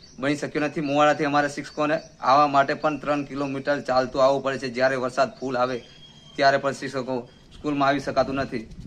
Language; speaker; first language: Gujarati; native; Gujarati